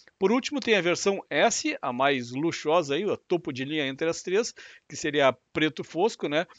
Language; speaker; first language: Portuguese; native; Portuguese